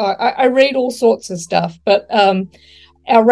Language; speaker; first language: English; native; English